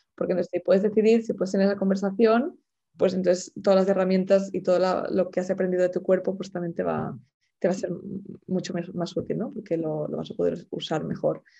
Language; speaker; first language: Spanish; native; Spanish